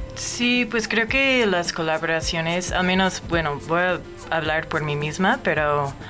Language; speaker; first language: Spanish; non-native, fluent; English